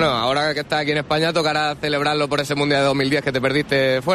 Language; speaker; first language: Spanish; native; Spanish